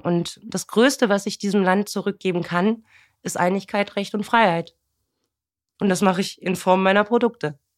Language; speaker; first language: German; early bilingual, other home language; Turkish